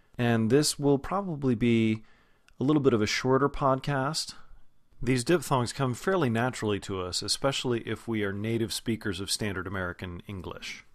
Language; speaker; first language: English; native; English